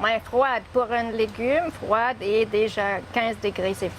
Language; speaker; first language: French; non-native, learner; English